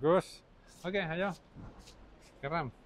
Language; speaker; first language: Indonesian; non-native, learner; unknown